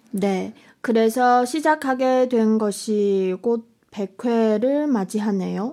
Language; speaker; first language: Korean; non-native, fluent; Chinese